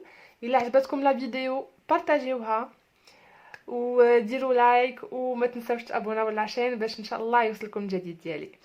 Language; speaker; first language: Arabic; native; Arabic